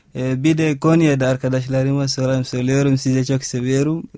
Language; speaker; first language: Turkish; non-native, learner; Arabic